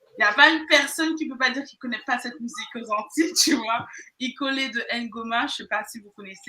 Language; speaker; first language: French; native; French